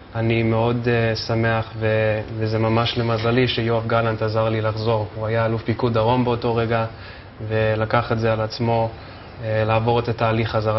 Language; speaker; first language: Hebrew; non-native, fluent; English